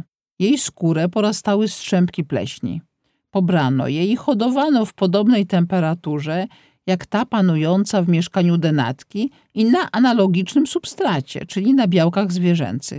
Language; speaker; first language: Polish; native; Polish